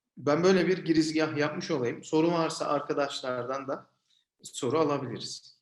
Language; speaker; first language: Turkish; native; Turkish